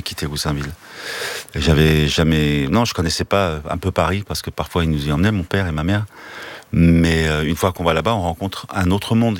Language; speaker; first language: French; early bilingual, other home language; Armenian